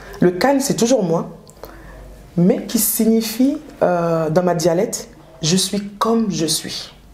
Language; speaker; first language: French; early bilingual, other home language; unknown